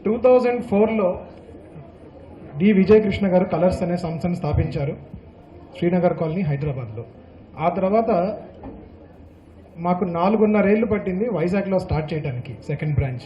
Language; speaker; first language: Telugu; native; Telugu